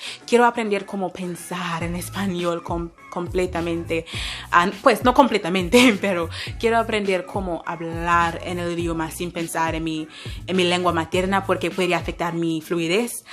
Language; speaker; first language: Spanish; non-native, fluent; English